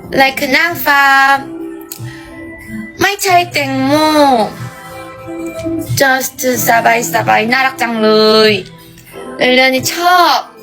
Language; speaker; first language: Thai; non-native, learner; Korean